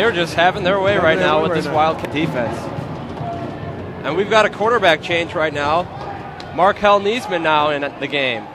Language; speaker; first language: English; native; English